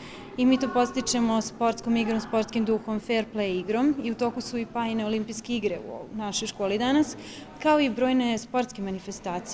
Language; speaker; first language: Serbian; native; Serbian